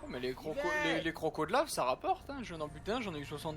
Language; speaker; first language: French; native; French